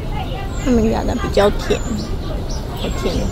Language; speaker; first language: Chinese; non-native, fluent; Japanese